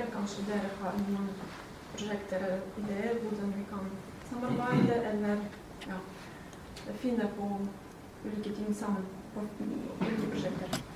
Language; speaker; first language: Norwegian; non-native, fluent; Ukrainian